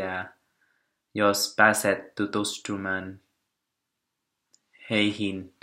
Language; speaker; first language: Finnish; non-native, learner; Vietnamese